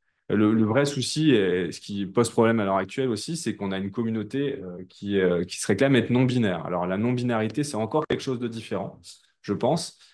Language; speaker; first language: French; native; French